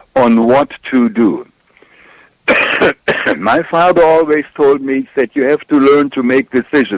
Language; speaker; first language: English; non-native, fluent; German